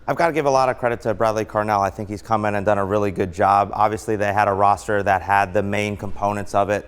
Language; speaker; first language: English; native; English